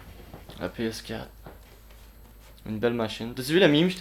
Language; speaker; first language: French; native; French